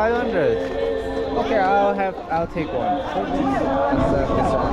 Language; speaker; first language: English; non-native, learner; Korean